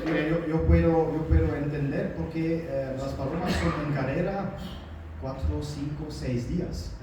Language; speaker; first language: Spanish; non-native, learner; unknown